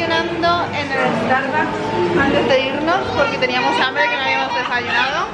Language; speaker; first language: Spanish; native; Spanish